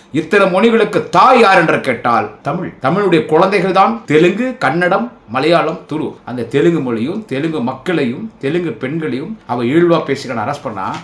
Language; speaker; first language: Tamil; non-native, local second language; Telugu